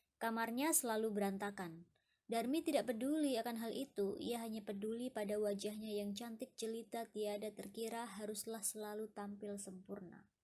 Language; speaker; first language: Indonesian; native; Indonesian